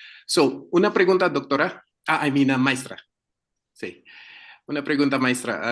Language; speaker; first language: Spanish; non-native, learner; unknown